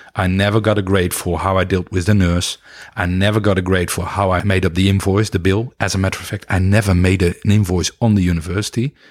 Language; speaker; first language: English; non-native, fluent; Dutch